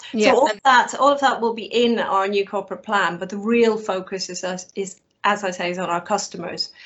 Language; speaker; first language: English; native; English